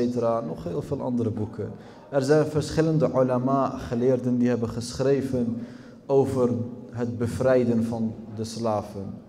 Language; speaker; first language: Dutch; early bilingual, other home language; Arabic